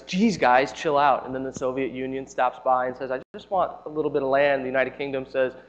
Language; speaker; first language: English; native; English